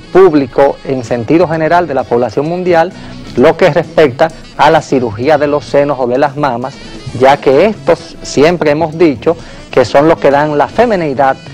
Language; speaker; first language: Spanish; native; Spanish